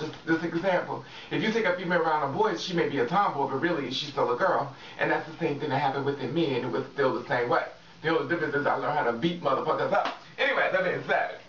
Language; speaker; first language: English; native; English